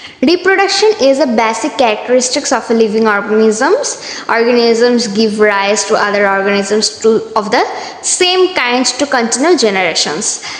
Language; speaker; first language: English; non-native, local second language; Bangla